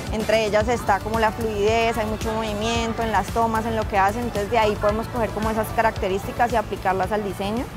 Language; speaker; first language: Spanish; native; Spanish